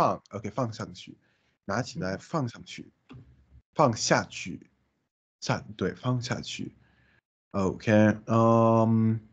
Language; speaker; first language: Chinese; non-native, learner; English